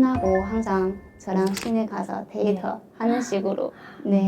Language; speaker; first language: Korean; non-native, fluent; Chinese